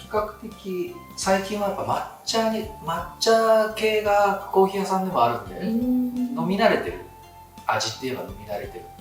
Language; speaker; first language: Japanese; native; Japanese